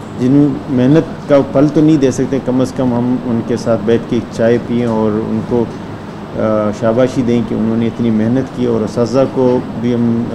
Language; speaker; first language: Urdu; non-native, local second language; Baluchi